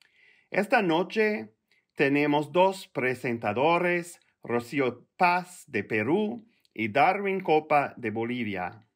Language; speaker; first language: Spanish; non-native, fluent; French